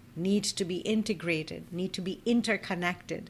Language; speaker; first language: English; non-native, local second language; Bangla